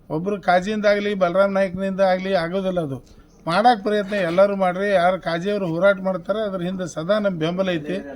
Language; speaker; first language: Kannada; non-native, local second language; Lambadi